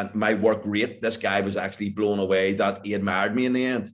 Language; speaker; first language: English; native; English